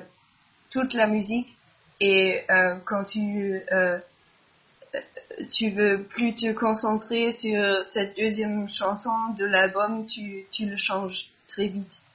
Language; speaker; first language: French; non-native, learner; German